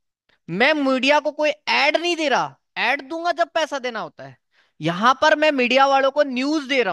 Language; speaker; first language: Hindi; native; Hindi